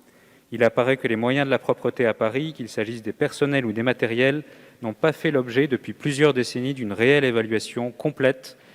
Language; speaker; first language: French; native; French